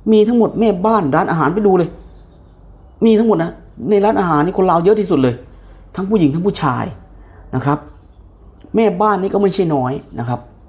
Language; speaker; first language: Thai; native; Thai